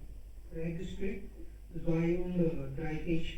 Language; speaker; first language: German; non-native, learner; Hindi